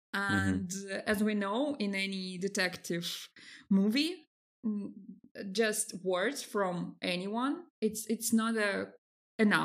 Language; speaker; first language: English; non-native, fluent; Russian